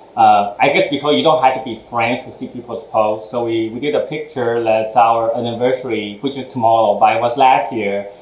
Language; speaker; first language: English; early bilingual, other home language; Chinese